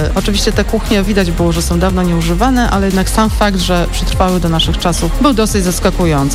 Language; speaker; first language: Polish; native; Polish